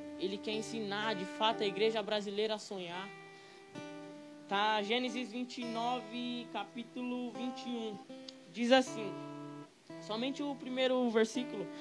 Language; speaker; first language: Portuguese; native; Portuguese